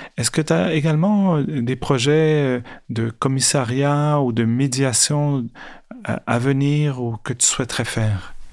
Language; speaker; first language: French; non-native, fluent; Spanish